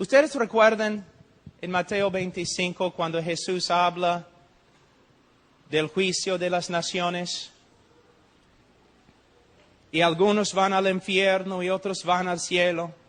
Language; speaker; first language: Spanish; non-native, fluent; English